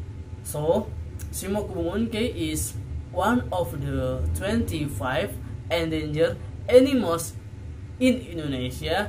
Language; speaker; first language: English; non-native, learner; Indonesian